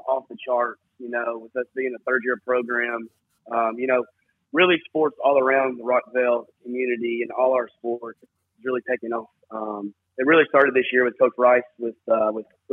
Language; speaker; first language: English; native; English